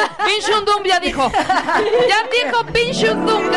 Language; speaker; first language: Spanish; native; Spanish